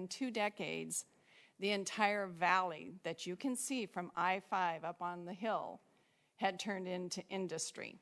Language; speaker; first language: English; native; English